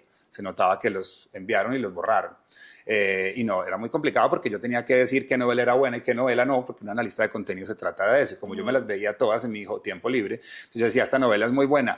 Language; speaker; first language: Spanish; native; Spanish